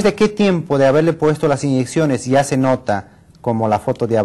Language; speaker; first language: Spanish; native; Spanish